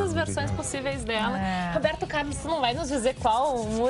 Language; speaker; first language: Portuguese; native; Portuguese